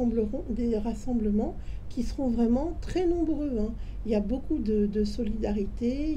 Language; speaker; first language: French; native; French